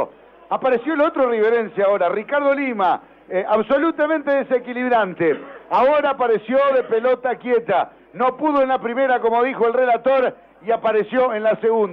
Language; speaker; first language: Spanish; native; Spanish